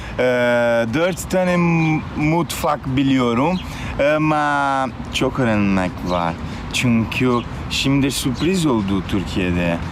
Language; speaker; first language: Turkish; non-native, learner; Portuguese